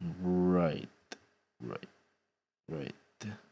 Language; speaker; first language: English; non-native, fluent; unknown